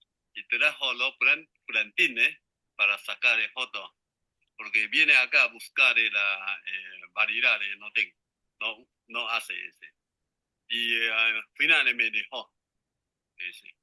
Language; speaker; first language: Spanish; non-native, learner; Chinese